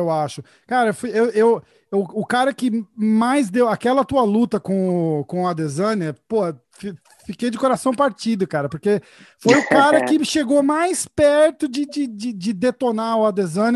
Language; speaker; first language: Portuguese; native; Portuguese